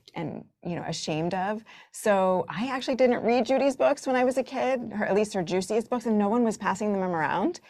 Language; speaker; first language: English; native; English